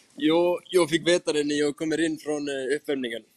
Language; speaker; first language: Swedish; non-native, fluent; Icelandic